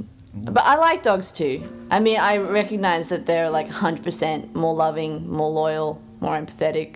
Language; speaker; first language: English; native; English